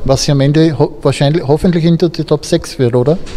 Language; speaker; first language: German; native; German